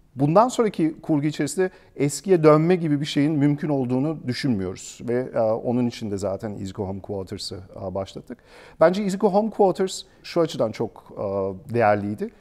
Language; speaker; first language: Turkish; early bilingual, heritage; Turkish